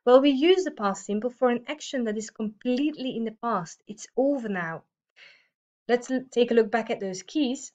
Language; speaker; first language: English; non-native, fluent; Dutch